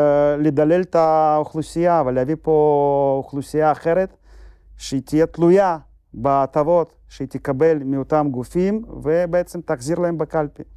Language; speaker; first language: Hebrew; non-native, fluent; Russian